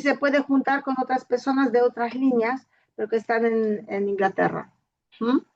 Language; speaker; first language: Spanish; non-native, fluent; Polish